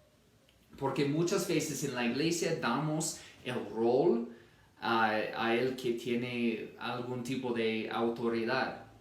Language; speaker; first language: Spanish; non-native, fluent; English